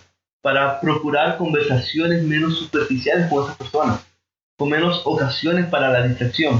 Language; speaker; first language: Spanish; native; Spanish